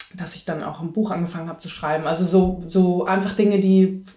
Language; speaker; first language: German; native; German